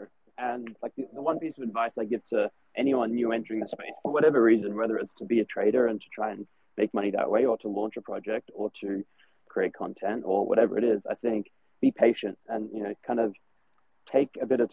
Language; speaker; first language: English; native; English